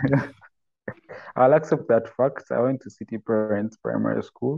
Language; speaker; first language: English; non-native, local second language; Ganda